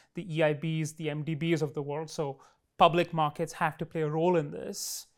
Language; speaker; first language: English; non-native, local second language; Hindi